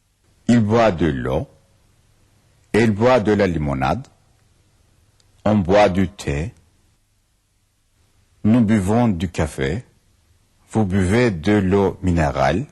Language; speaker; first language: French; non-native, fluent; Turkish